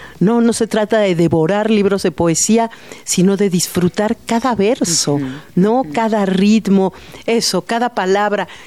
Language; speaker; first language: Spanish; native; Spanish